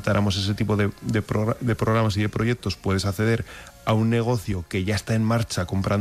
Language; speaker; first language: Spanish; native; Spanish